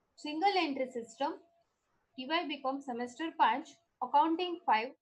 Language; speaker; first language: English; non-native, local second language; Gujarati